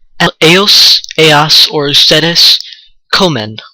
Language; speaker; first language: Spanish; non-native, learner; English